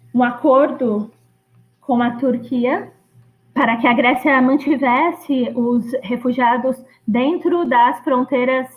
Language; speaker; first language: Portuguese; non-native, fluent; Greek